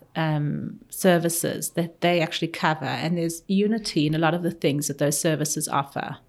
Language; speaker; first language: English; native; English